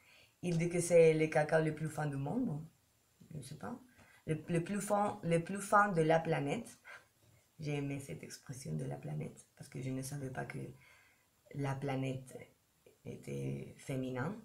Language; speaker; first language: French; non-native, learner; Spanish